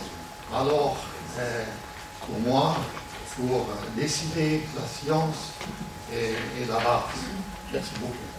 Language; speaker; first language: French; non-native, local second language; German